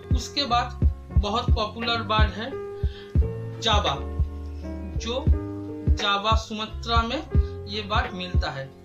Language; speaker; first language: Hindi; non-native, local second language; Bangla